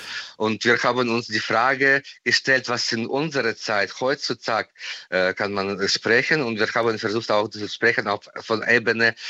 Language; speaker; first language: German; non-native, fluent; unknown